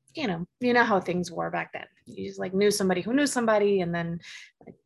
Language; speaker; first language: English; early bilingual, other home language; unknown